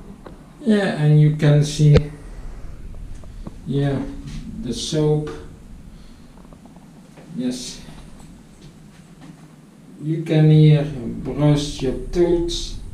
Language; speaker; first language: English; non-native, learner; Dutch